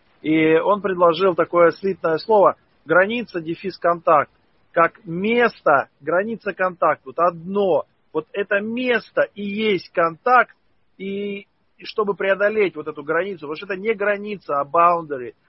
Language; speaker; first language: Russian; native; Russian